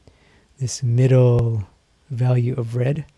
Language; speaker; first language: English; native; English